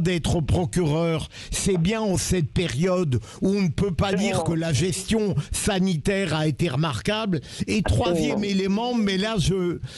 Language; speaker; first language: French; native; French